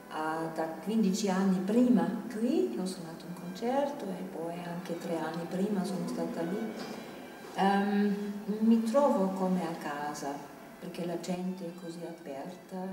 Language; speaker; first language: Italian; non-native, fluent; German